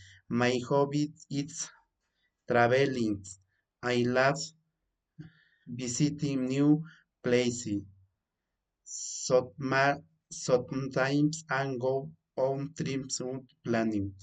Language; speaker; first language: English; non-native, learner; Spanish